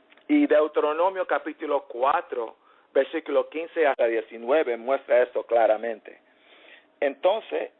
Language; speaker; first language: Spanish; early bilingual, heritage; English